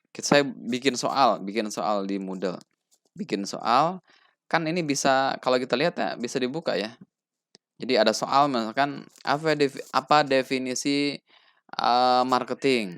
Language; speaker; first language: Indonesian; native; Indonesian